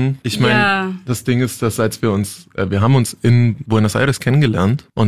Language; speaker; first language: German; native; German